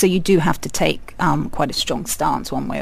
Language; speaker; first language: English; native; English